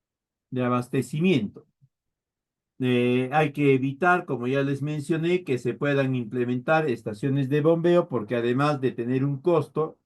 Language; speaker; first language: Spanish; native; Spanish